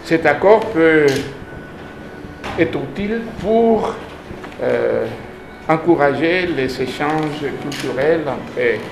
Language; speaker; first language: French; non-native, fluent; Spanish